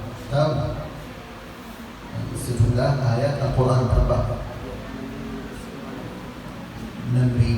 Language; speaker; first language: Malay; non-native, learner; Arabic